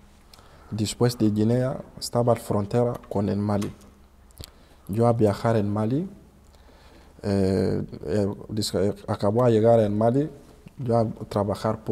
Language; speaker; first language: Spanish; non-native, learner; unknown